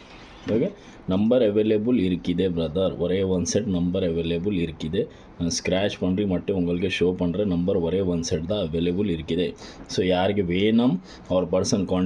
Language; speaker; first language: Tamil; non-native, local second language; Malayalam